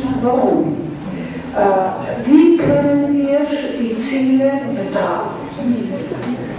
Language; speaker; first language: German; non-native, fluent; Armenian